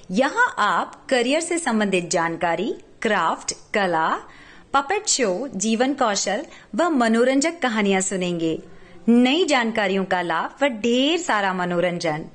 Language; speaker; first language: Hindi; native; Hindi